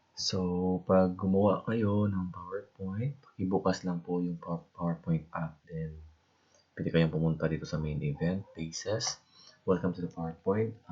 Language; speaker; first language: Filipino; non-native, local second language; Cebuano